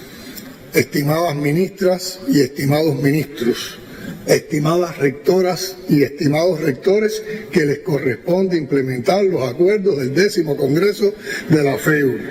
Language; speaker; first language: Spanish; native; Spanish